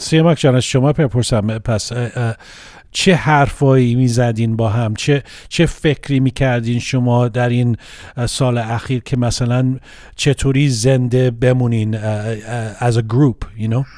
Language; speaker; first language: Persian; early bilingual, heritage; Persian